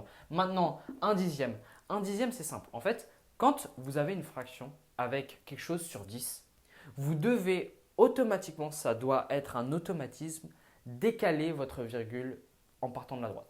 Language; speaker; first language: French; native; French